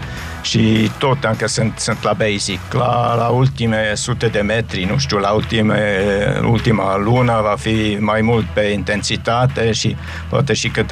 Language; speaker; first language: Romanian; non-native, fluent; German